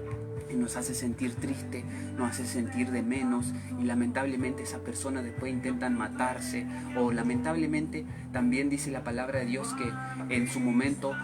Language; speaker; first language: Spanish; native; Spanish